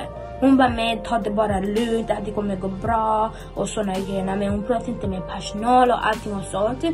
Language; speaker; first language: Swedish; early bilingual, other home language; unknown